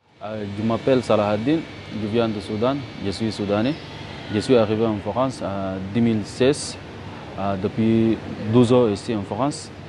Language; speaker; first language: French; non-native, learner; Arabic